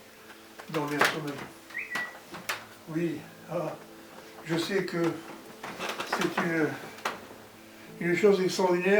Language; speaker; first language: French; native; French